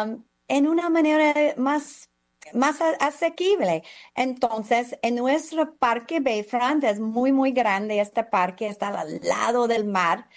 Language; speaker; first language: Spanish; non-native, fluent; English